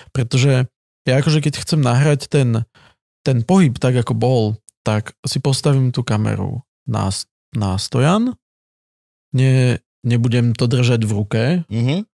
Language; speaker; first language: Slovak; native; Slovak